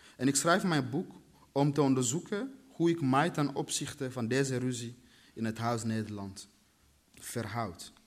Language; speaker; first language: Dutch; early bilingual, other home language; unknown